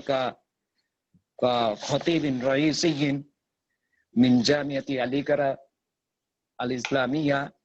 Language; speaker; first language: Arabic; non-native, fluent; Bangla